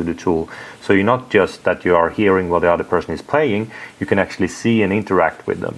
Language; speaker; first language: English; non-native, fluent; Swedish